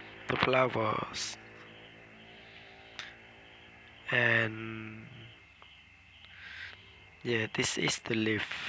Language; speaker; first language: English; non-native, learner; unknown